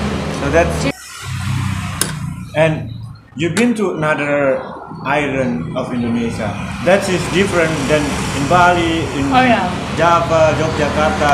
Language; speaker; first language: English; non-native, learner; Indonesian